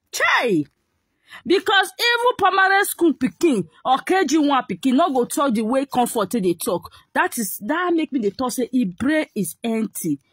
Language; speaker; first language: Nigerian Pidgin; non-native, local second language; Igbo